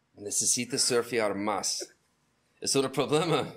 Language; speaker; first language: Spanish; non-native, learner; English